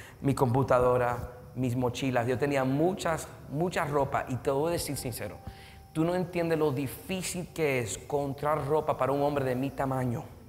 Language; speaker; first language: Spanish; early bilingual, heritage; Spanish